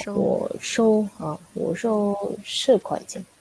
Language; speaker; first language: Chinese; non-native, learner; Indonesian